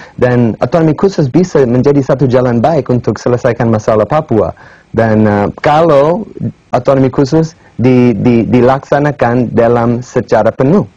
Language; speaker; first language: Indonesian; non-native, fluent; English